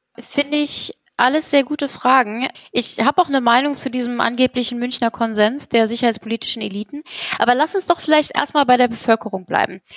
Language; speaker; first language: German; native; German